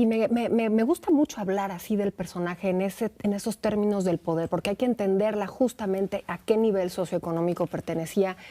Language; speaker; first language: Spanish; native; Spanish